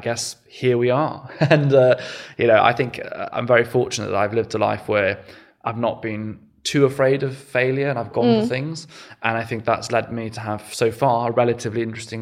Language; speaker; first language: English; native; English